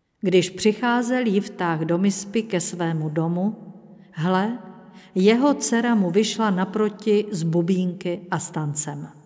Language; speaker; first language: Czech; native; Czech